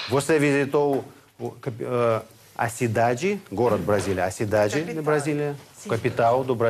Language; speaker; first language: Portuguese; non-native, fluent; Russian